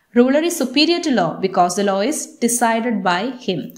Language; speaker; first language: English; non-native, local second language; Malayalam